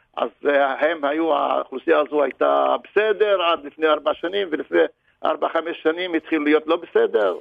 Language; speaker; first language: Hebrew; non-native, local second language; Arabic